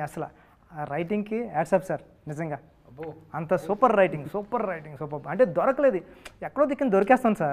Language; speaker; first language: Telugu; native; Telugu